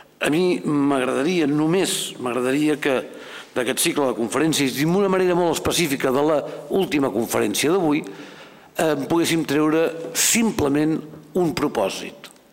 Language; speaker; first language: Catalan; native; Catalan